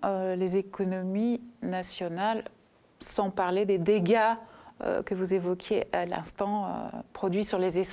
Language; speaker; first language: French; native; French